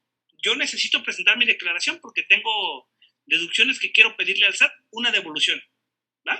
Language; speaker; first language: Spanish; native; Spanish